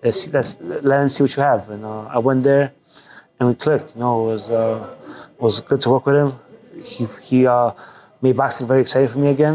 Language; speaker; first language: English; native; English